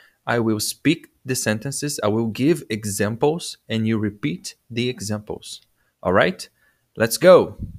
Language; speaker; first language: English; non-native, fluent; Portuguese